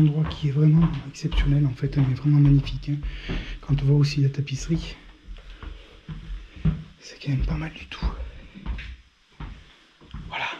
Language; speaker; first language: French; native; French